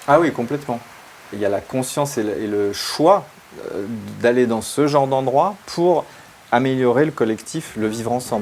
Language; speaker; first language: French; native; French